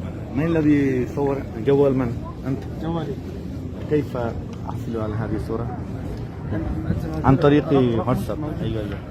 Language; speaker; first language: Arabic; non-native, learner; Bangla